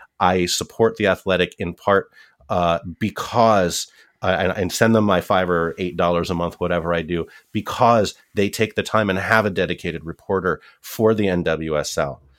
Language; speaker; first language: English; native; English